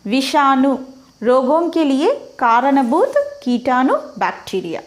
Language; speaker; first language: Hindi; non-native, local second language; Telugu